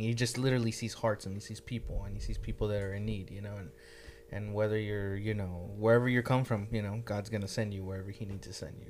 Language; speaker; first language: English; early bilingual, other home language; Spanish